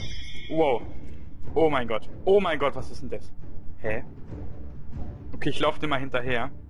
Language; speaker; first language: German; native; German